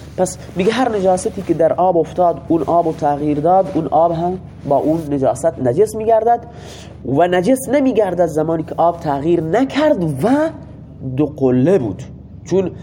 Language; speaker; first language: Persian; non-native, local second language; Baluchi